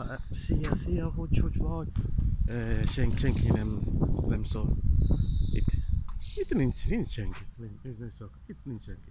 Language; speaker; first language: Hungarian; non-native, learner; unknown